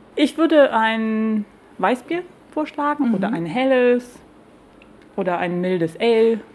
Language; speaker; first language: German; non-native, fluent; Lithuanian